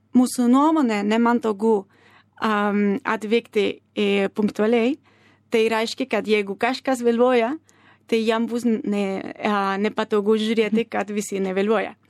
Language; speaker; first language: Lithuanian; non-native, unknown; Spanish